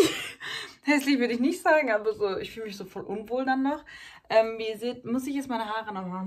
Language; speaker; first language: German; early bilingual, other home language; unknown